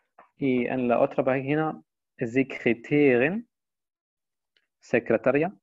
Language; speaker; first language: Spanish; non-native, fluent; Arabic